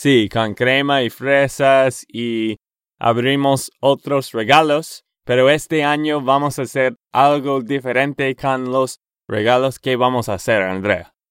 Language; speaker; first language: Spanish; non-native, learner; English